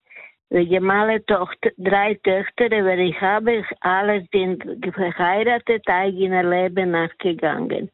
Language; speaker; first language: German; non-native, learner; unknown